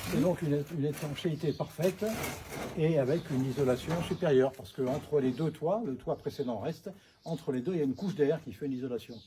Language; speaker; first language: French; native; French